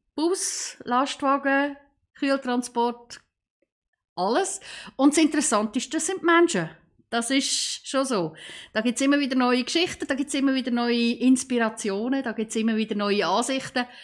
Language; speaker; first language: German; native; German